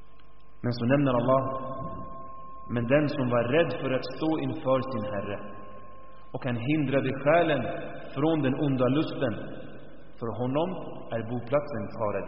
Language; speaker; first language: Swedish; early bilingual, other home language; Arabic